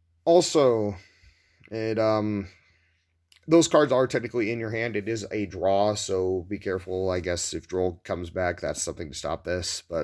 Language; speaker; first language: English; native; English